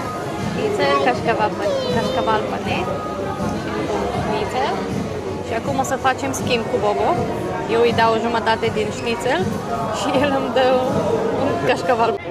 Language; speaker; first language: Romanian; non-native, fluent; Bulgarian